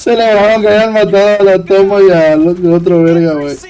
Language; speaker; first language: Spanish; native; Spanish